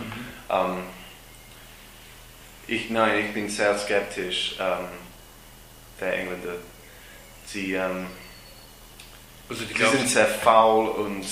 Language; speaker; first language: German; non-native, learner; English